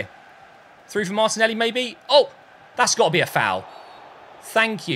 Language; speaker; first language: English; native; English